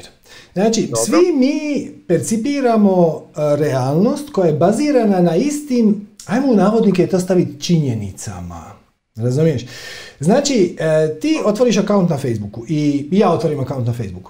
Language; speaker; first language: Croatian; native; Croatian